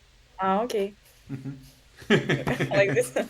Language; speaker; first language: English; non-native, learner; Russian